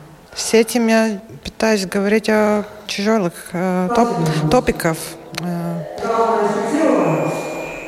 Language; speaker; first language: Russian; non-native, local second language; Latvian